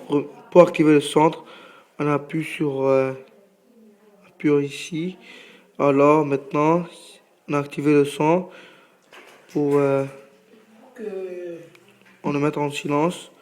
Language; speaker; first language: French; non-native, fluent; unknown